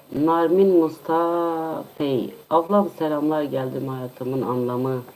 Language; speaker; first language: Turkish; native; Turkish